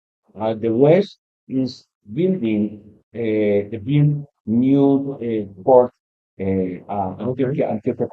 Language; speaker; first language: English; non-native, learner; Spanish